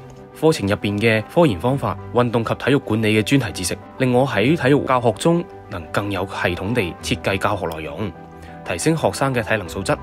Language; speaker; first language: Cantonese; native; Cantonese